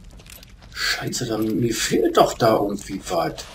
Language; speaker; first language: German; native; German